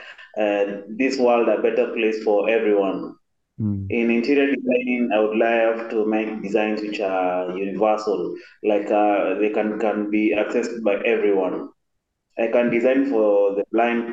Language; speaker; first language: English; non-native, local second language; Kamba